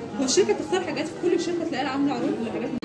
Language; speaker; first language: Arabic; native; Arabic